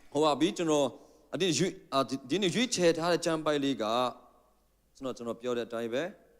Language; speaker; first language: Burmese; non-native, local second language; Tedim Chin